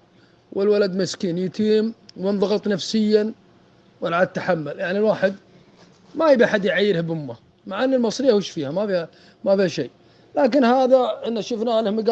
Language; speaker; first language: Arabic; native; Arabic